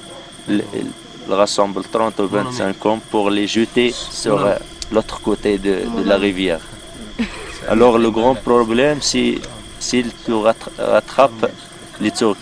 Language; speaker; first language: French; non-native, learner; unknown